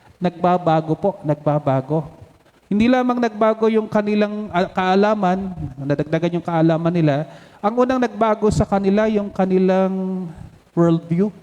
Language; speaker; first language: Filipino; native; Filipino